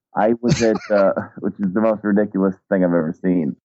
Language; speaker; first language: English; native; English